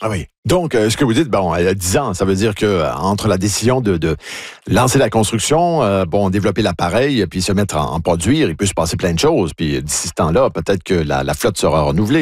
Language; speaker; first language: French; native; French